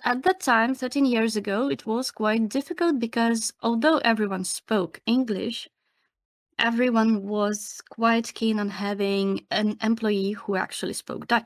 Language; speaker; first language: English; non-native, fluent; Ukrainian